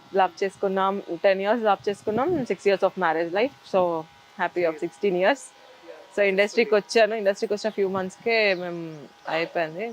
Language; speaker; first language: Telugu; native; Telugu